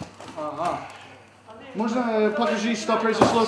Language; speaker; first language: Russian; non-native, learner; English